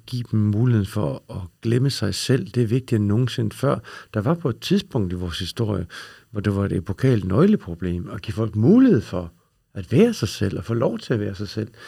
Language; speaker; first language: Danish; native; Danish